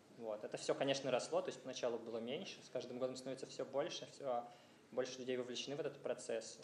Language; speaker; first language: Russian; native; Russian